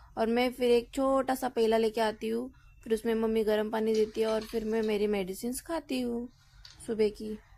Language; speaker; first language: Hindi; non-native, local second language; Marathi